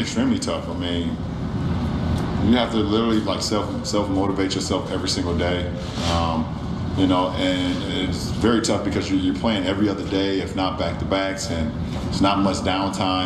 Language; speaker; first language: English; native; English